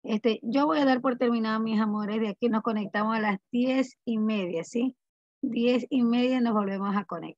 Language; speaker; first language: Spanish; native; Spanish